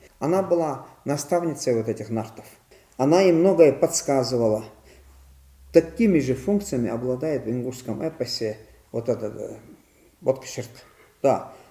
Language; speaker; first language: Russian; non-native, local second language; Ingush